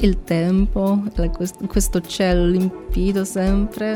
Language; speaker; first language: Italian; non-native, learner; Polish